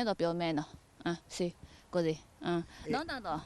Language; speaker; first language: Italian; non-native, learner; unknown